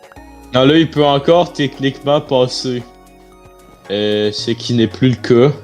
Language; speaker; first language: French; native; French